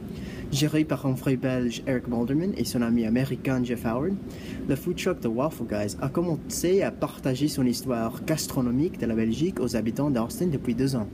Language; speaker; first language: French; non-native, learner; English